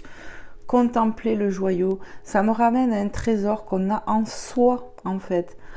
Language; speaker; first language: French; native; French